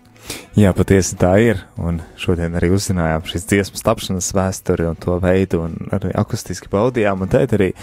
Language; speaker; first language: Latvian; native; Latvian